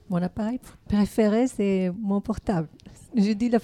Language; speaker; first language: French; non-native, learner; Arabic